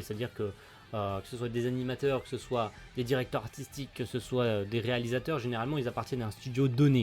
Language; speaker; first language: French; native; French